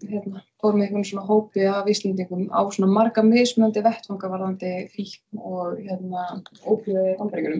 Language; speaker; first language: Icelandic; native; Icelandic